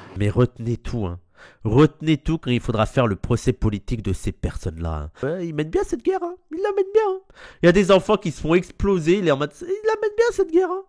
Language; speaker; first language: French; native; French